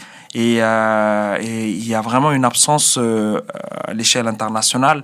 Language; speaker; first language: French; non-native, fluent; Arabic